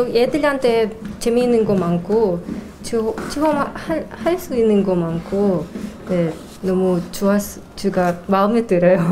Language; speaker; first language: Korean; non-native, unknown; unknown